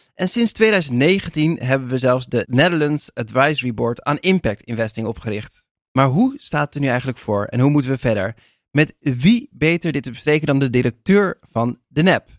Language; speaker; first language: Dutch; native; Dutch